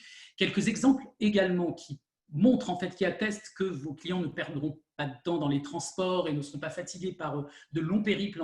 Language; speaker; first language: French; native; French